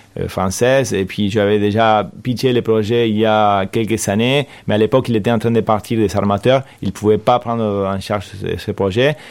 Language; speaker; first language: French; non-native, fluent; Spanish